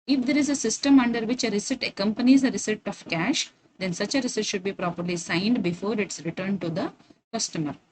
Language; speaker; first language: English; non-native, local second language; Kannada